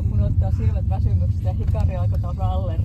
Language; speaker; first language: Finnish; native; Finnish